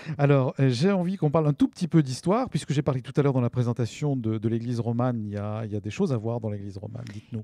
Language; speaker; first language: French; native; French